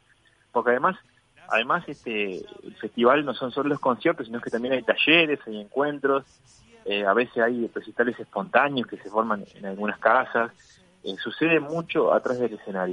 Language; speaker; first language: Spanish; native; Spanish